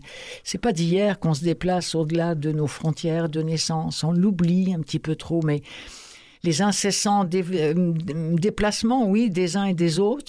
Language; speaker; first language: French; native; French